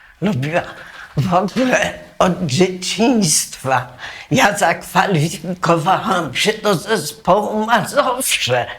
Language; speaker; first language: Polish; native; Polish